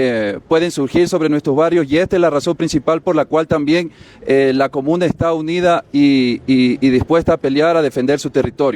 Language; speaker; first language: Spanish; native; Spanish